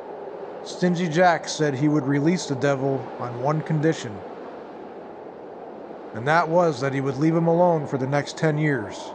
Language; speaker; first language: English; native; English